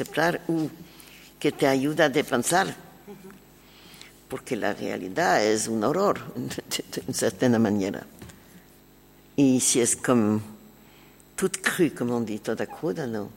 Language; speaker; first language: Spanish; non-native, learner; French